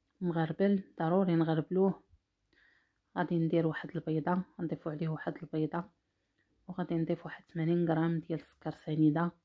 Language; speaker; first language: Arabic; native; Arabic